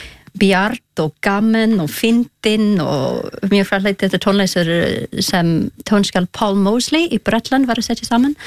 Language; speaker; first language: Icelandic; non-native, learner; Spanish